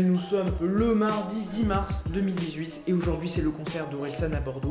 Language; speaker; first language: French; native; French